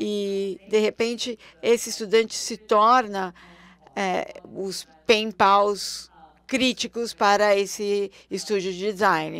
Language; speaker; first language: Portuguese; non-native, fluent; German